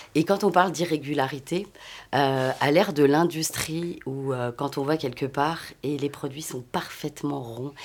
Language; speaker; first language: French; native; French